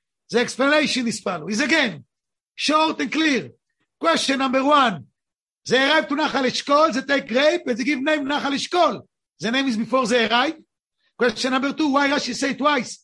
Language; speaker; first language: English; non-native, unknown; Hebrew